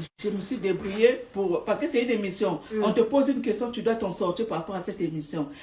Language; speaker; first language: French; non-native, local second language; Lingala